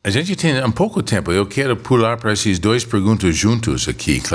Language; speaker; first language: Portuguese; non-native, fluent; English